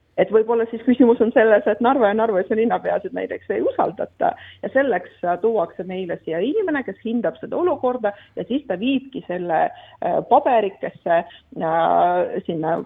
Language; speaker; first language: Estonian; non-native, local second language; Russian